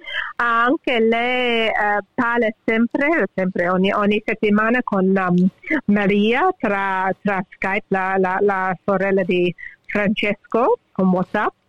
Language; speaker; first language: Italian; early bilingual, heritage; English